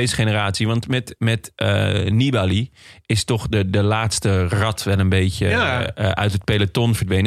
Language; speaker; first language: Dutch; native; Dutch